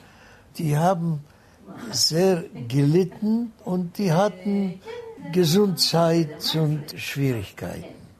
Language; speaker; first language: German; non-native, fluent; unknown